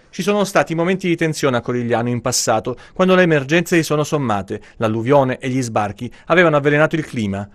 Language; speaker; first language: Italian; native; Italian